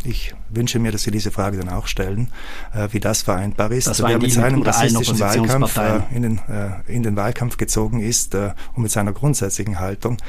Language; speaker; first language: German; native; German